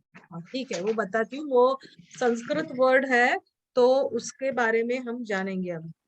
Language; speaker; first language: Hindi; non-native, local second language; Marathi